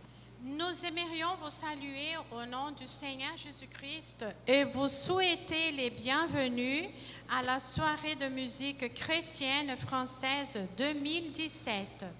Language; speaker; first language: French; non-native, fluent; Portuguese